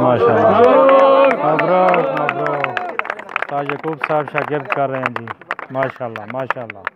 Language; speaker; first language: Hindi; non-native, local second language; Punjabi